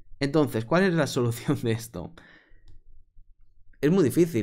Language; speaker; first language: Spanish; native; Spanish